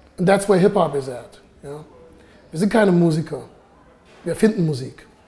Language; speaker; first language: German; native; German